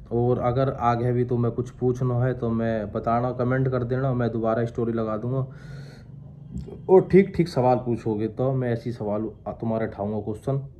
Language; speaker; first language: Hindi; native; Hindi